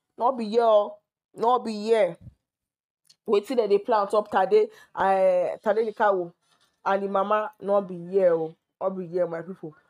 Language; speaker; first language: Nigerian Pidgin; native; Nigerian Pidgin